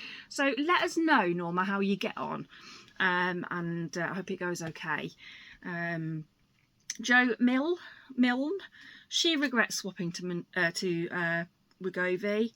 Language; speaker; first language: English; native; English